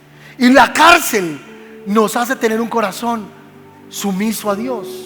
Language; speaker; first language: Spanish; native; Spanish